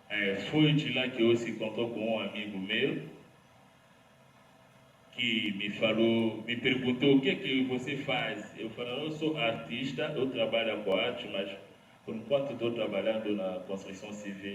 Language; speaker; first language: Portuguese; non-native, learner; Lingala